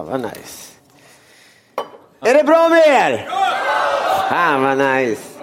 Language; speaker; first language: Swedish; early bilingual, other home language; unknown